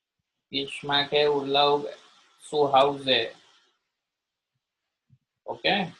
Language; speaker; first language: German; non-native, learner; Gujarati